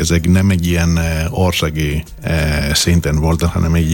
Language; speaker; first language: Hungarian; non-native, fluent; Greek